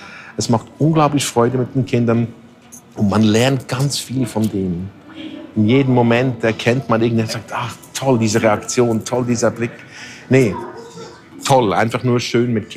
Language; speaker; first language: German; native; German